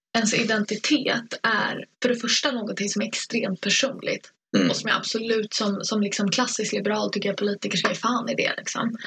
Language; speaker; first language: Swedish; early bilingual, other home language; Persian